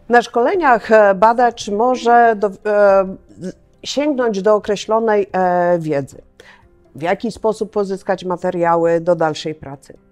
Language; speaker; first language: Polish; native; Polish